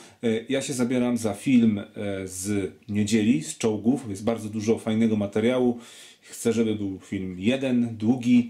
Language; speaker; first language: Polish; native; Polish